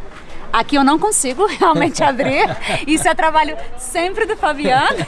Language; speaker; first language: Portuguese; native; Portuguese